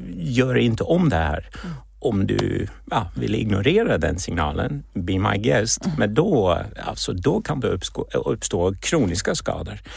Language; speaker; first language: Swedish; non-native, fluent; Czech